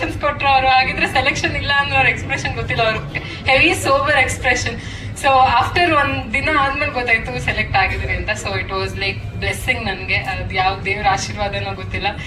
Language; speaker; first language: Kannada; non-native, learner; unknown